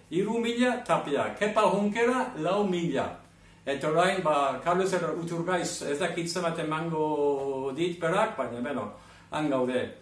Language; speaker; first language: Basque; non-native, fluent; English